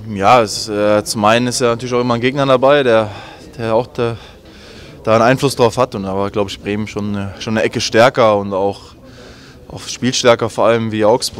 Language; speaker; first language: German; native; German